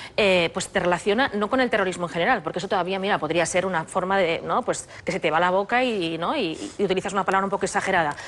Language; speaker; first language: Spanish; native; Spanish